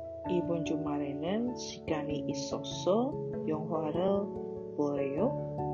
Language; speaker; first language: Korean; non-native, learner; Indonesian